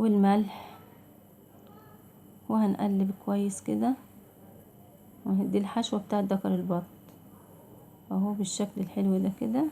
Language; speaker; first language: Arabic; native; Arabic